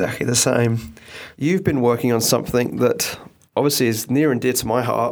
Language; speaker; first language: English; native; English